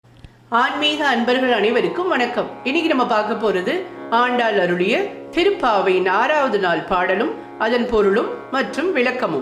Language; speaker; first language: Tamil; native; Tamil